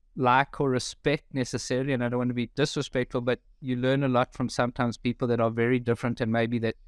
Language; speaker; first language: English; native; English